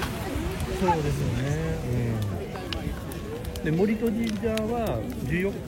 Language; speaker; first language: Japanese; non-native, fluent; French